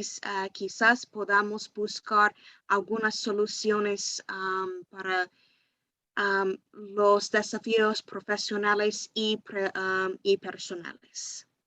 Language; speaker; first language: Spanish; non-native, fluent; English